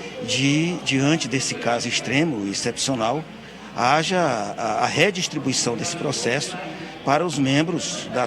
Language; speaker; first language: Portuguese; native; Portuguese